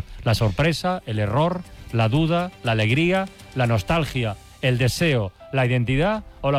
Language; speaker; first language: Spanish; native; Spanish